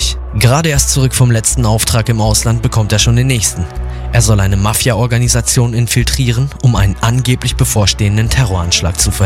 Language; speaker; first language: German; native; German